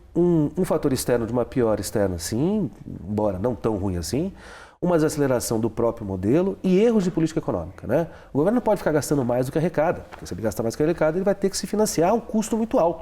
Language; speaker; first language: Portuguese; native; Portuguese